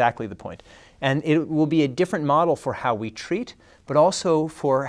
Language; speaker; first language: English; native; English